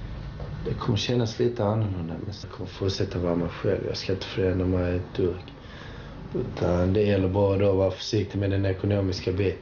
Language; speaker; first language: Swedish; early bilingual, other home language; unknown